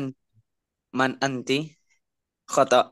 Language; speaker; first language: Arabic; non-native, learner; Indonesian